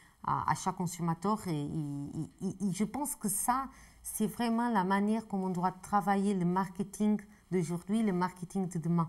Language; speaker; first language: French; non-native, fluent; Portuguese